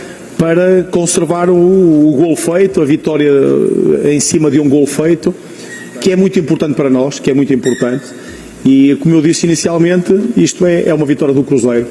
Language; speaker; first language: Portuguese; native; Portuguese